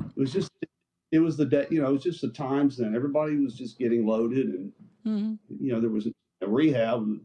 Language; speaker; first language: English; native; English